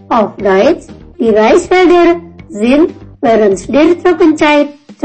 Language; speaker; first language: German; non-native, fluent; Indonesian